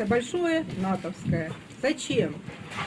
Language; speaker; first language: Russian; native; Russian